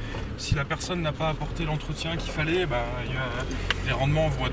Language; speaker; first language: French; native; French